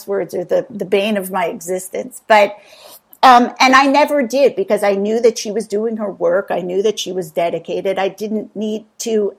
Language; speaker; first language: English; native; English